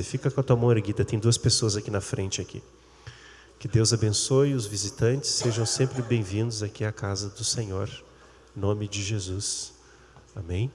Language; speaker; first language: Portuguese; native; Portuguese